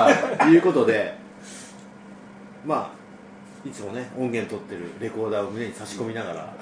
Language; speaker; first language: Japanese; native; Japanese